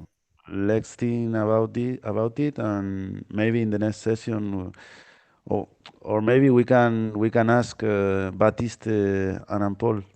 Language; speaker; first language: English; non-native, fluent; Spanish